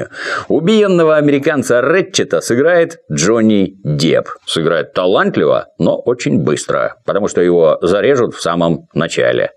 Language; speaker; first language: Russian; native; Russian